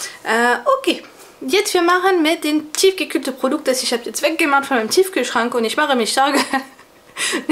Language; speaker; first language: German; non-native, fluent; French